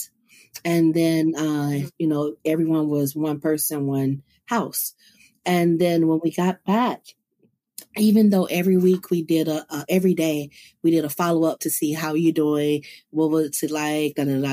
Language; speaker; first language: English; native; English